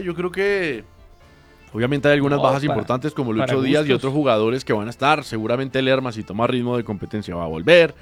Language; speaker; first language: Spanish; native; Spanish